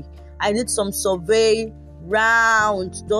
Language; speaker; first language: English; non-native, local second language; Yoruba